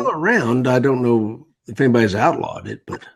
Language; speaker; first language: English; native; English